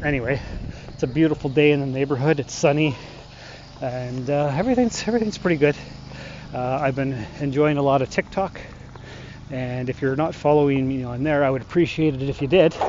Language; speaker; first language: English; native; English